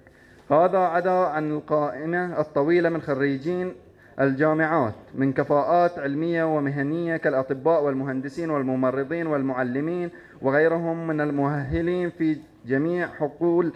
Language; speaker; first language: Arabic; native; Arabic